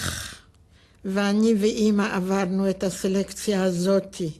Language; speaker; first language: Hebrew; non-native, fluent; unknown